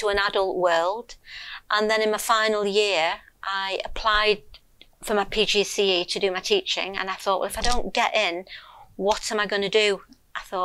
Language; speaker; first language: English; native; English